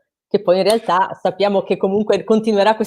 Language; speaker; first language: Italian; native; Italian